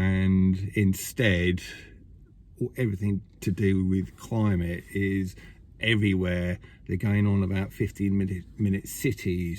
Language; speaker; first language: English; native; English